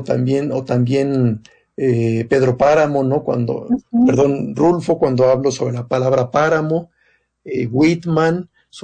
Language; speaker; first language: Spanish; native; Spanish